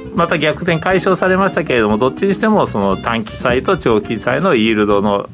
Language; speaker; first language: Japanese; native; Japanese